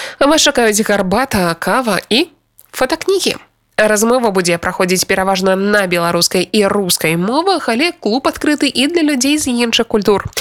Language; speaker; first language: Belarusian; native; Belarusian